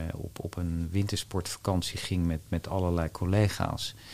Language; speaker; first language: Dutch; native; Dutch